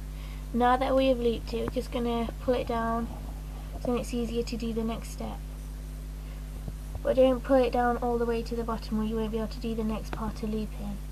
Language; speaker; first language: English; native; English